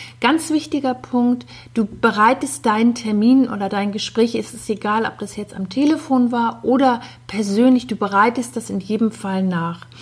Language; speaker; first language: German; native; German